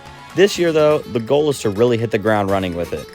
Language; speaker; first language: English; native; English